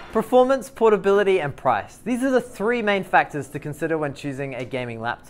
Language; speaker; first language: English; native; English